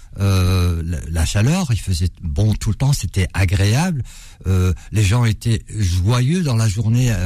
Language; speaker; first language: French; early bilingual, other home language; Arabic